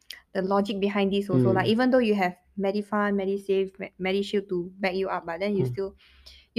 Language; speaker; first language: English; non-native, local second language; Chinese